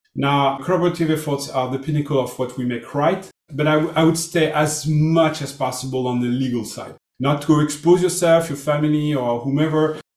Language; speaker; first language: English; non-native, fluent; French